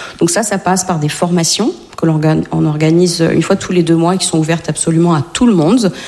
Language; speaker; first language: French; native; French